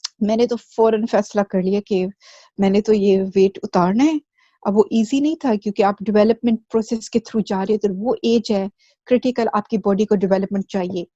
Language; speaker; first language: Urdu; early bilingual, heritage; Urdu